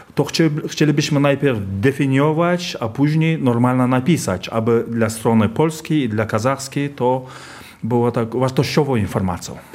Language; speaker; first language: Polish; non-native, fluent; Kazakh